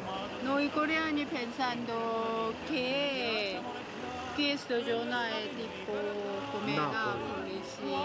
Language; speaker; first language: Italian; non-native, learner; Korean